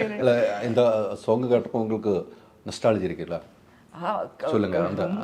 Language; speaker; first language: Tamil; non-native, learner; Malayalam